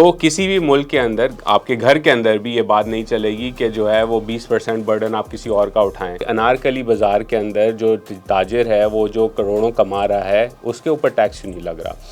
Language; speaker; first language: Urdu; non-native, local second language; Memoni